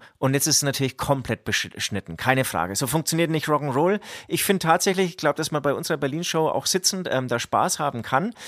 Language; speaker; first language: German; native; German